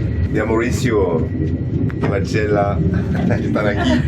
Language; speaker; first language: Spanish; non-native, learner; French